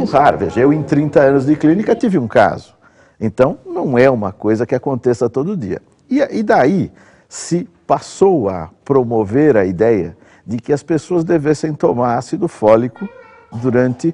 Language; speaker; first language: Portuguese; native; Portuguese